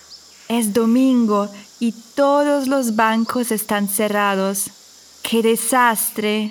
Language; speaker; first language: Spanish; non-native, fluent; German